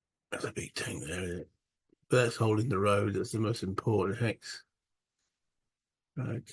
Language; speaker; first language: English; native; English